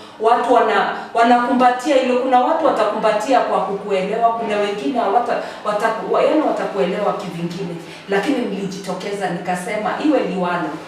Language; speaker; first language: Swahili; non-native, local second language; Kalenjin